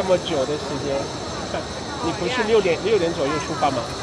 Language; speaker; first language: Chinese; non-native, fluent; English